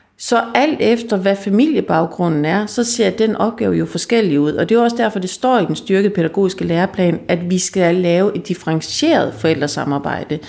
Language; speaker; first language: Danish; native; Danish